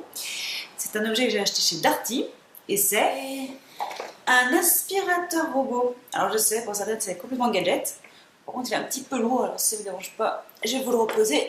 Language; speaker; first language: French; native; French